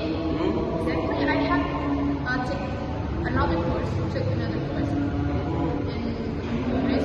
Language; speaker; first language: English; non-native, learner; Indonesian